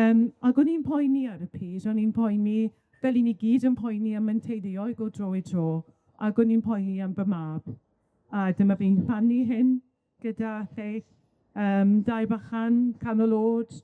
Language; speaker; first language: Welsh; native; Welsh